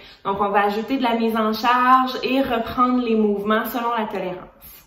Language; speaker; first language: French; native; French